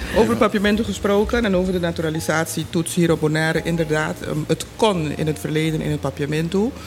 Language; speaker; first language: Dutch; non-native, local second language; Papiamento